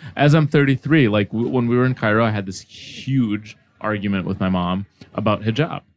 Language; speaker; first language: English; early bilingual, other home language; Arabic